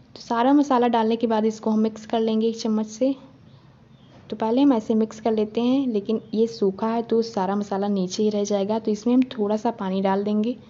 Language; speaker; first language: Hindi; native; Hindi